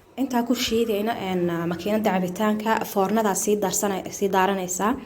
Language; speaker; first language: Somali; early bilingual, heritage; Somali